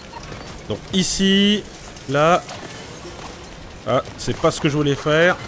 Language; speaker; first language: French; native; French